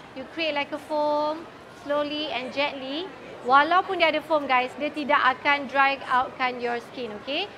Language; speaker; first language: English; non-native, local second language; Malay